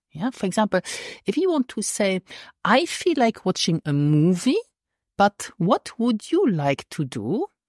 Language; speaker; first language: English; non-native, fluent; Luxembourgish